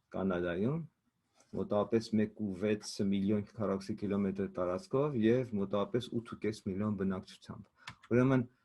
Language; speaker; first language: Armenian; native; Armenian